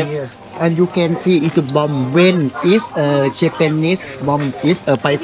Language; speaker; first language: English; non-native, learner; Thai